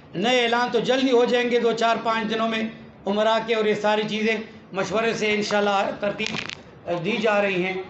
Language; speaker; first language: Urdu; non-native, local second language; Pashto